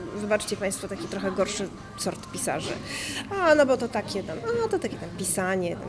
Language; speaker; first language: Polish; native; Polish